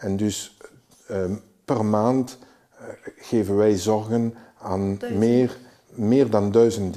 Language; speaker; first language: Dutch; non-native, local second language; French